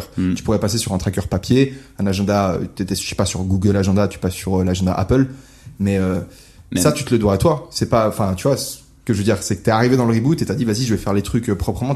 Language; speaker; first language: French; native; French